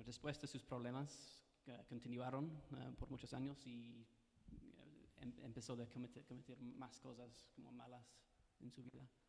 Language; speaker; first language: Spanish; non-native, fluent; English